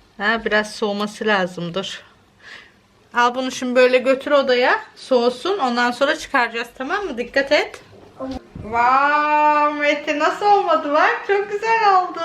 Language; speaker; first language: Turkish; early bilingual, heritage; Turkish